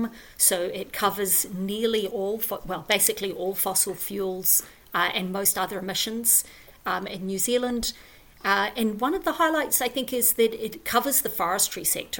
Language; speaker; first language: English; native; English